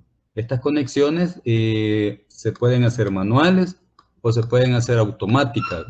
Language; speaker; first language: Spanish; native; Spanish